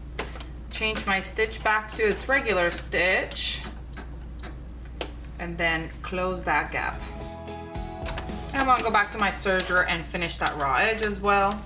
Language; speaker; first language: English; native; English